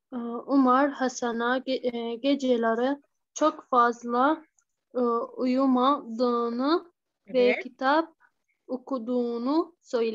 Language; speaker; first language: Turkish; non-native, learner; Arabic